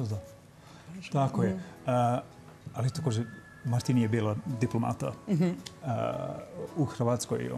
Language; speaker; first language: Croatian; non-native, fluent; English